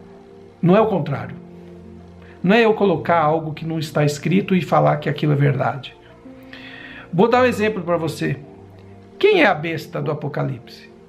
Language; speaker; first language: Portuguese; native; Portuguese